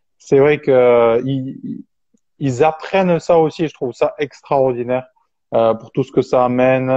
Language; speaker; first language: French; native; French